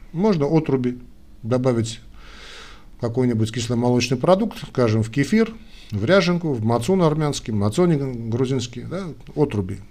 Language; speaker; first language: Russian; non-native, local second language; Armenian